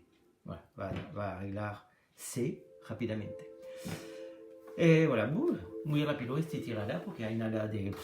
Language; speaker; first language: Spanish; non-native, learner; French